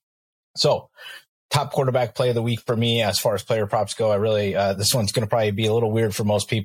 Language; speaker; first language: English; native; English